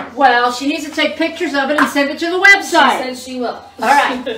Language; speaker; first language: English; native; English